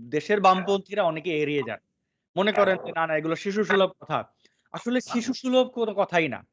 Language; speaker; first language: Bangla; native; Bangla